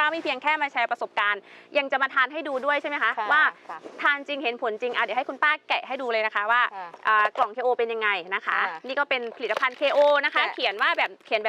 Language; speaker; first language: Thai; native; Thai